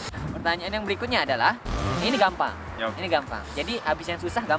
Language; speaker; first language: Indonesian; native; Indonesian